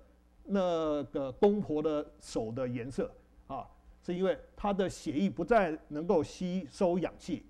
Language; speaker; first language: Chinese; native; Chinese